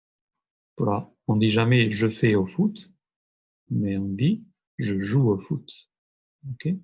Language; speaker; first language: French; non-native, fluent; Albanian